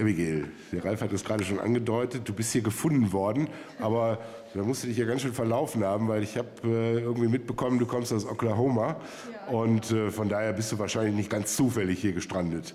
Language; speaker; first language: German; native; German